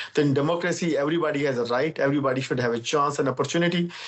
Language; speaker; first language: English; non-native, local second language; Urdu